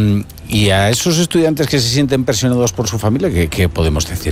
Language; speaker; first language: Spanish; native; Spanish